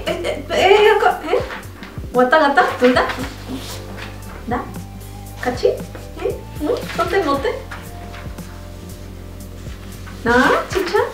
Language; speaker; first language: Korean; non-native, learner; Spanish